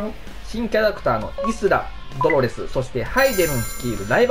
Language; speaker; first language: Japanese; native; Japanese